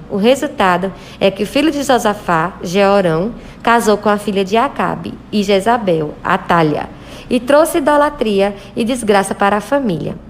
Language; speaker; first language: Portuguese; native; Portuguese